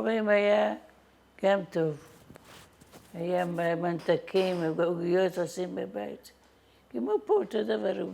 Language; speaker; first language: Hebrew; non-native, fluent; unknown